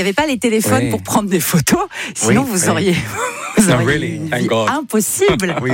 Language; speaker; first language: French; native; French